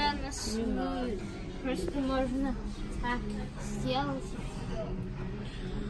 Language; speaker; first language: Russian; early bilingual, heritage; Russian